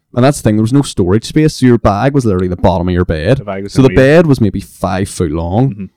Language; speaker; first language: English; native; English